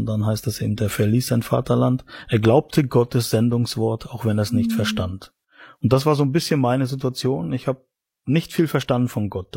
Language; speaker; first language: German; native; German